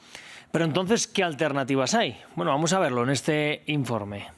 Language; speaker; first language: Spanish; native; Spanish